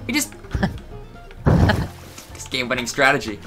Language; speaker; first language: English; native; English